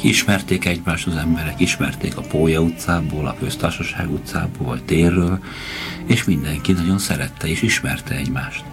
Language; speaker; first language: Hungarian; native; Hungarian